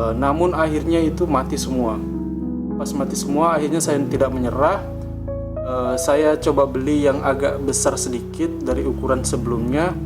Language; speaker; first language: Indonesian; non-native, local second language; Javanese